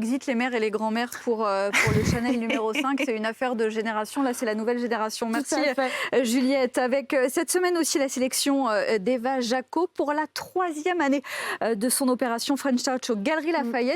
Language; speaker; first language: French; native; French